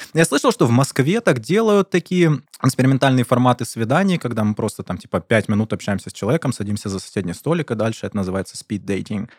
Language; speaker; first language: Russian; native; Russian